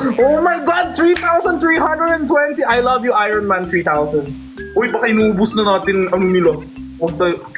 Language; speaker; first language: Filipino; non-native, fluent; Korean